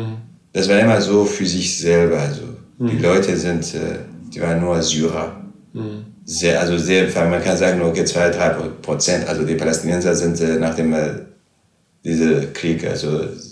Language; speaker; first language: German; non-native, fluent; Arabic